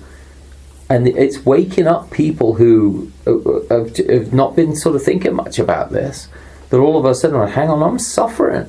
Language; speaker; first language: English; native; English